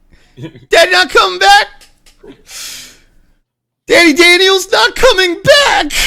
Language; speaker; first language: English; native; English